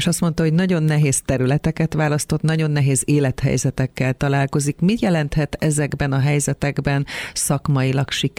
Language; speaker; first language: Hungarian; native; Hungarian